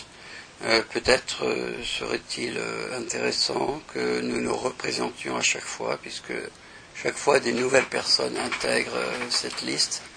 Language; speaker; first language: French; native; French